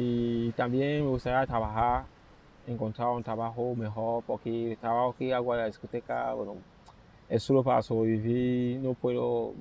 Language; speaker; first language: Spanish; non-native, fluent; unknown